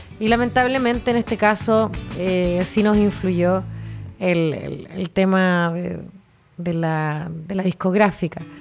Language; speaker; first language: Spanish; native; Spanish